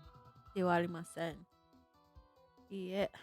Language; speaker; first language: Japanese; non-native, learner; English